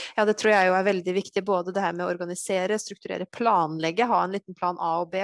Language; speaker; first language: Norwegian; native; Norwegian